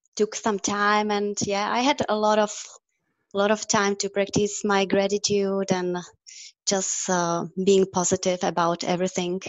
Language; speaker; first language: English; non-native, fluent; Czech